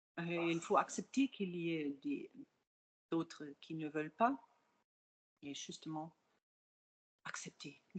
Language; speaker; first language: French; non-native, fluent; German